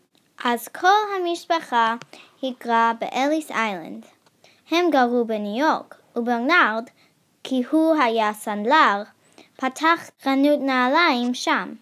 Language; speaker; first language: Hebrew; non-native, learner; English